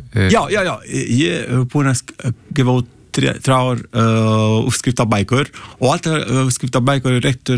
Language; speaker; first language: Icelandic; non-native, learner; Italian